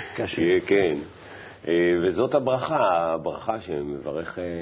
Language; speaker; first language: Hebrew; native; Hebrew